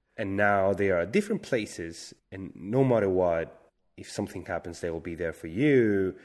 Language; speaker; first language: English; non-native, fluent; Spanish